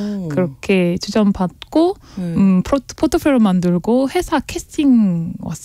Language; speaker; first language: Korean; non-native, learner; French